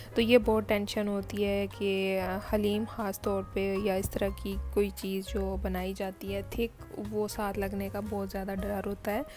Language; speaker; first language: Urdu; native; Urdu